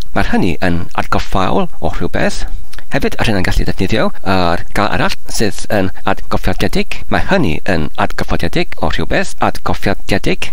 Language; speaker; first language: Welsh; non-native, learner; English